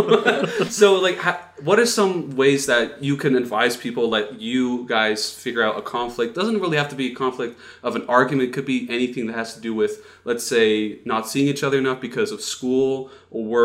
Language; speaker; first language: English; non-native, fluent; Dutch